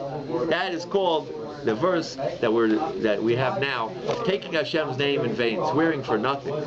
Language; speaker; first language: English; native; English